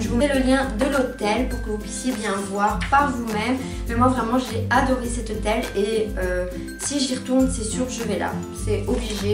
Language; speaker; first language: French; native; French